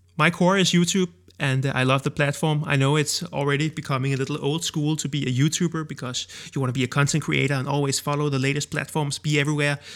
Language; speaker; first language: English; non-native, fluent; Danish